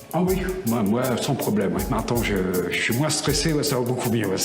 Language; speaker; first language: French; native; French